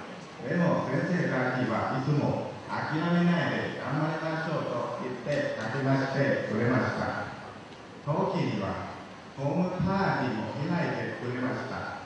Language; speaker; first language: Japanese; non-native, learner; Lao